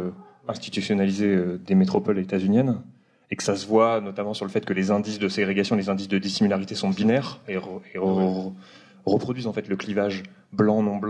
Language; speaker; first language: French; native; French